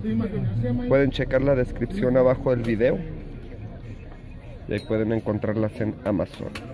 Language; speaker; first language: Spanish; native; Spanish